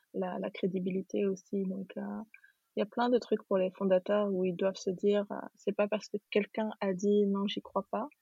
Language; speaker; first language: French; non-native, local second language; Arabic